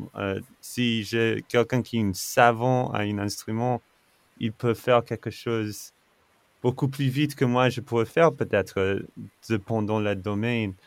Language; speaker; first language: French; non-native, fluent; English